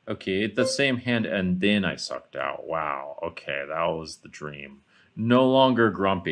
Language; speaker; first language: English; native; English